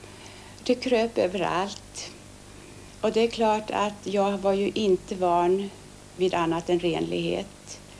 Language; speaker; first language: Swedish; early bilingual, other home language; Finnish